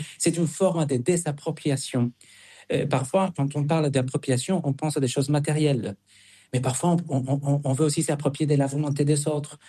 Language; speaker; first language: French; non-native, fluent; Spanish